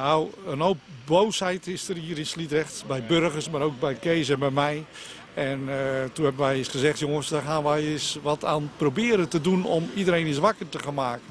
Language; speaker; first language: Dutch; native; Dutch